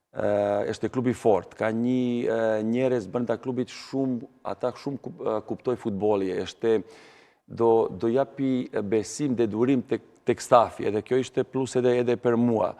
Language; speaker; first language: Albanian; non-native, learner; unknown